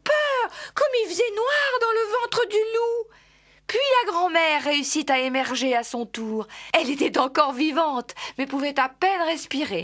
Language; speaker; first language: French; native; French